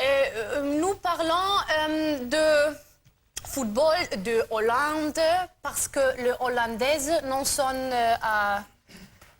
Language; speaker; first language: French; non-native, learner; German